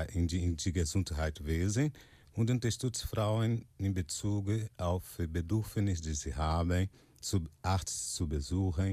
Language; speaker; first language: German; non-native, fluent; Portuguese